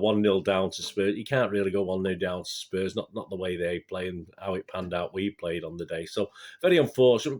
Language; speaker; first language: English; native; English